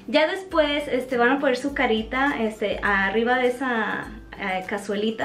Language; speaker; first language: Spanish; native; Spanish